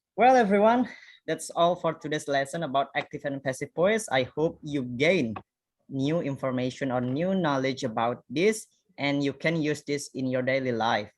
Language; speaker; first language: English; non-native, fluent; Indonesian